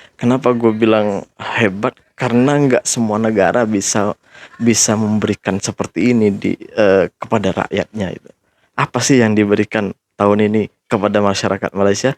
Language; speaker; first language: Indonesian; native; Indonesian